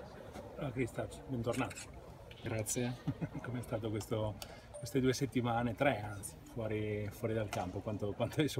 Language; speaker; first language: Italian; native; Italian